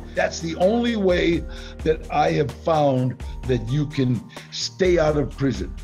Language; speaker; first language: English; native; English